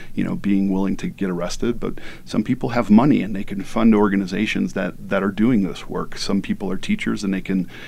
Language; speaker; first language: English; native; English